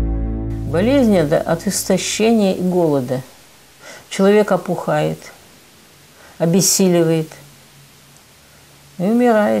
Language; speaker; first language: Russian; native; Russian